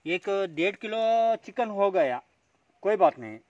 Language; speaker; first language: Hindi; non-native, local second language; Kannada